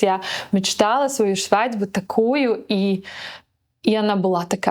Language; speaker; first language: Russian; non-native, local second language; Latvian